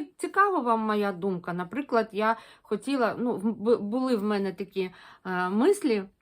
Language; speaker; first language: Ukrainian; non-native, local second language; Russian